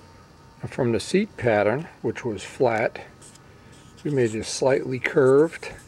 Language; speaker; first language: English; native; English